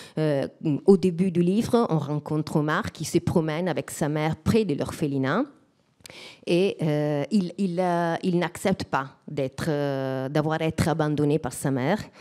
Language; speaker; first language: French; non-native, fluent; Italian